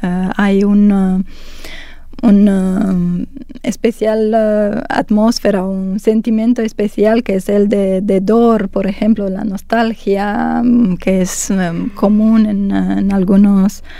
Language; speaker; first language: Spanish; non-native, fluent; Romanian